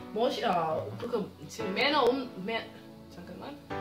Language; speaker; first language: Korean; non-native, learner; English